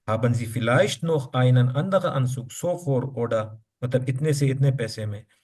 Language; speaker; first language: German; non-native, fluent; Urdu